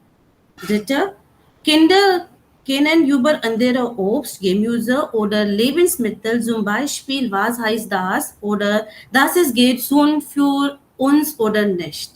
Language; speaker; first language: German; non-native, learner; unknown